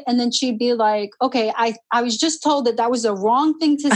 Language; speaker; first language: English; early bilingual, other home language; Spanish